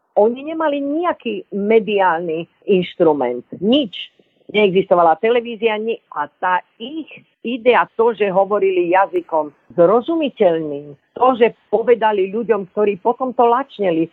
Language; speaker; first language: Slovak; early bilingual, other home language; Bulgarian